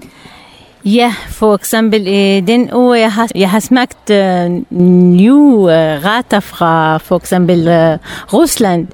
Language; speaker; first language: Danish; non-native, learner; Arabic